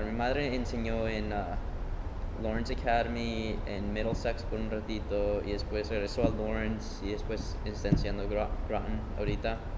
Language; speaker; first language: Spanish; early bilingual, heritage; Spanish